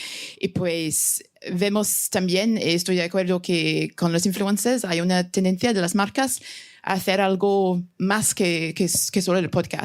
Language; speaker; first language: Spanish; non-native, fluent; English